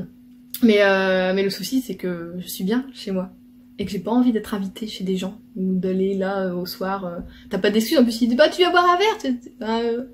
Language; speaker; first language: French; native; French